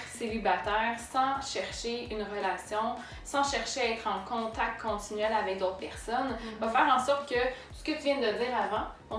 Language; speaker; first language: French; native; French